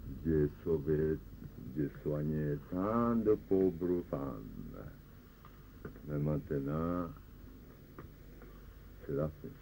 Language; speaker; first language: French; non-native, fluent; Japanese